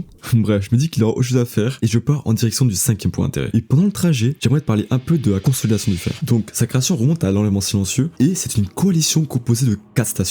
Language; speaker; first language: French; native; French